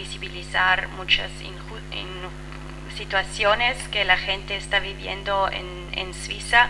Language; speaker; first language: Spanish; non-native, fluent; French